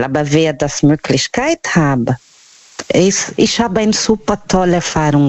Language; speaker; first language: German; non-native, learner; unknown